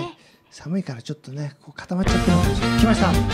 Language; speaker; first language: Japanese; native; Japanese